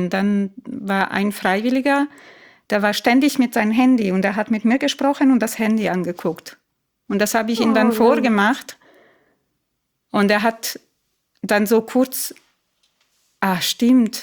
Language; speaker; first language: German; non-native, fluent; Italian